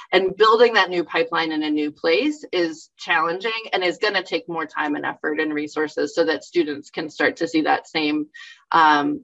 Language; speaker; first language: English; native; English